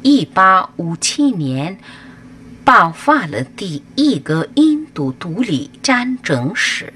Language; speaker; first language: Chinese; non-native, fluent; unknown